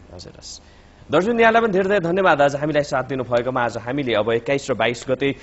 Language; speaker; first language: Nepali; native; Nepali